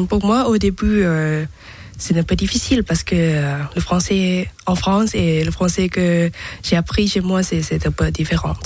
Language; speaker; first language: French; non-native, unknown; Thai